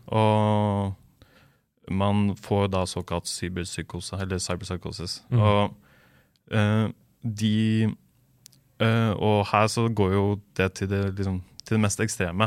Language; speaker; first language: Norwegian; native; Norwegian